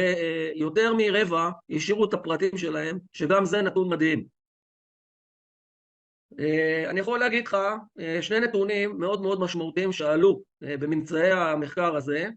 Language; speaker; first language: Hebrew; native; Hebrew